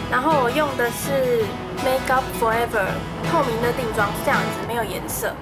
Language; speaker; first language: Chinese; native; Chinese